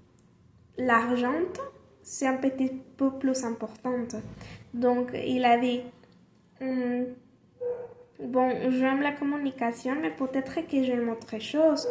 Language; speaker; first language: French; non-native, learner; Spanish